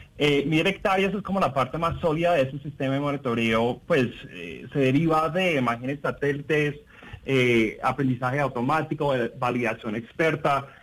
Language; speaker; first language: Spanish; non-native, fluent; English